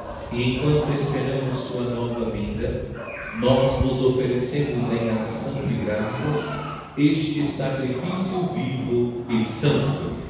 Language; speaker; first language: Portuguese; native; Portuguese